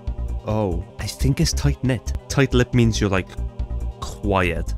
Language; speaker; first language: English; native; English